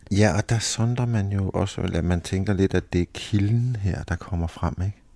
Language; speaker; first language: Danish; native; Danish